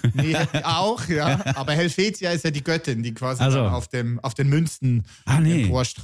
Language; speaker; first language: German; native; German